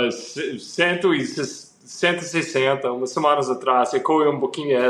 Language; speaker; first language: Portuguese; non-native, fluent; English